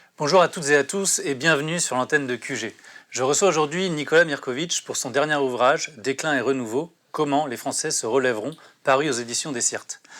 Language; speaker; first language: French; native; French